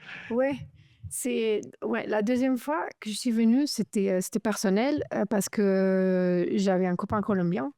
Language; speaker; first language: French; non-native, fluent; Romanian